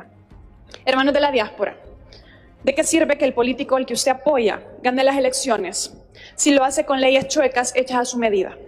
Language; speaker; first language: Spanish; native; Spanish